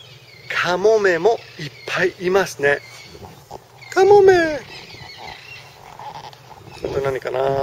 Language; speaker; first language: Japanese; non-native, fluent; English